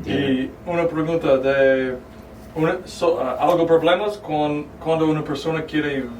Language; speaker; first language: Spanish; non-native, learner; English